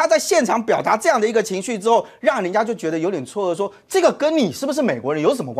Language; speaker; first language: Chinese; native; Chinese